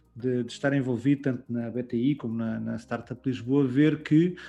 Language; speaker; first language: Portuguese; native; Portuguese